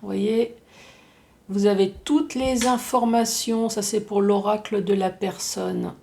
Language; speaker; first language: French; native; French